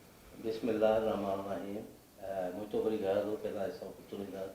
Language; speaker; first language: Portuguese; non-native, fluent; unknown